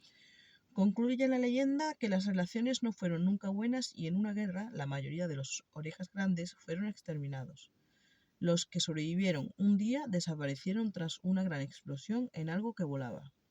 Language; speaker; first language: Spanish; native; Spanish